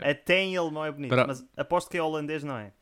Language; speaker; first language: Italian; non-native, learner; Portuguese